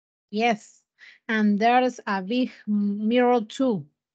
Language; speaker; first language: English; non-native, learner; Spanish